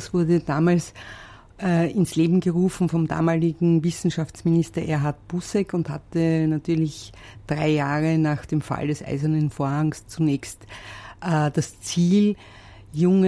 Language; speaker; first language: German; native; German